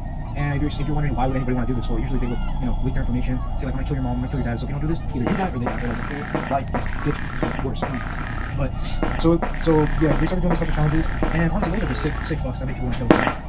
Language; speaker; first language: English; native; English